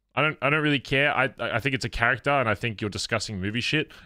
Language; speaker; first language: English; native; English